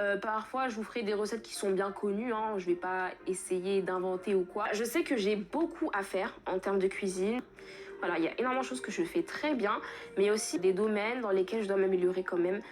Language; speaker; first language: French; early bilingual, other home language; Fula